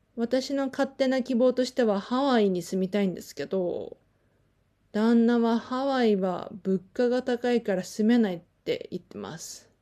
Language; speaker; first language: Japanese; native; Japanese